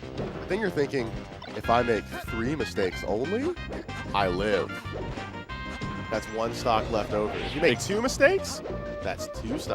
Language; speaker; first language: English; native; English